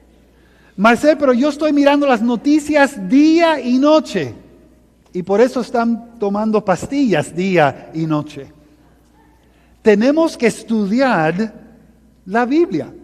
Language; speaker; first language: Spanish; early bilingual, heritage; Spanish